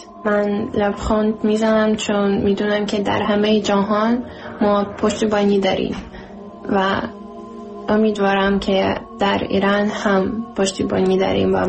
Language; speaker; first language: Persian; non-native, learner; Ukrainian